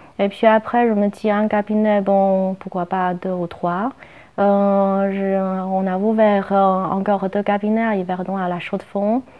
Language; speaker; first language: French; non-native, fluent; Chinese